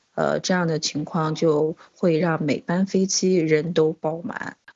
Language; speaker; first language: Chinese; native; Chinese